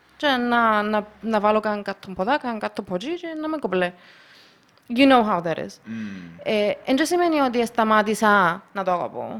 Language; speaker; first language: Greek; early bilingual, other home language; Russian